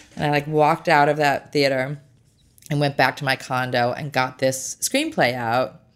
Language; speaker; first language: English; native; English